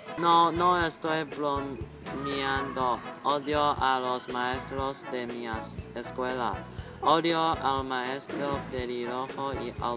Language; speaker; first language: Spanish; non-native, learner; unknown